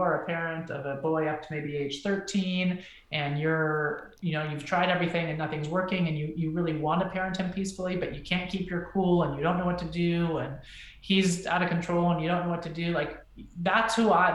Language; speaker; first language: English; native; English